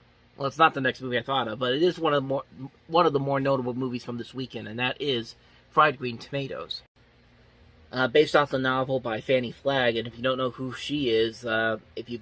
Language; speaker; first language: English; native; English